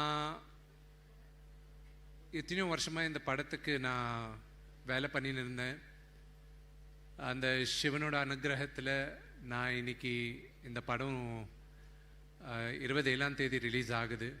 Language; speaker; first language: Tamil; non-native, local second language; Telugu